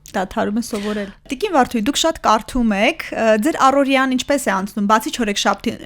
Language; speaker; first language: Armenian; native; Armenian